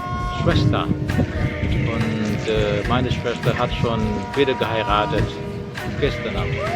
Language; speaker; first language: German; non-native, learner; Indonesian